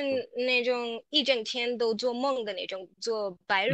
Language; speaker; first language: Chinese; non-native, local second language; Tamil